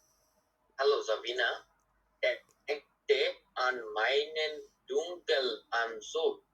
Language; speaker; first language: German; non-native, learner; Bangla